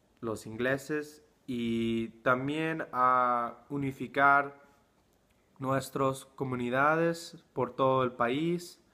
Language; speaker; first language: Spanish; early bilingual, heritage; English